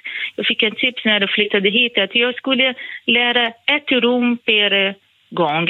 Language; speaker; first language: Swedish; non-native, fluent; Portuguese